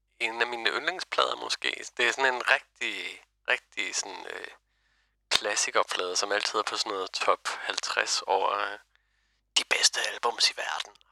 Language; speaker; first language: Danish; native; Danish